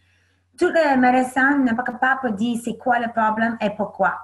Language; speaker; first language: French; non-native, learner; English